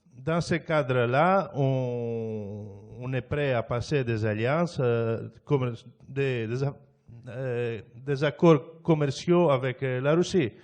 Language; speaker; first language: French; non-native, fluent; Greek